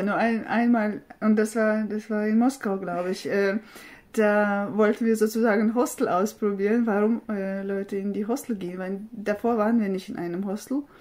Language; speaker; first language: German; non-native, fluent; Russian